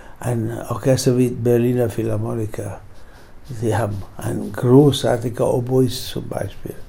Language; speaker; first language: German; non-native, fluent; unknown